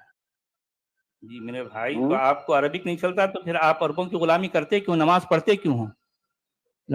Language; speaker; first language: Urdu; native; Urdu